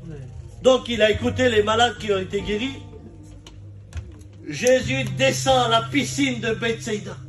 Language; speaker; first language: French; native; French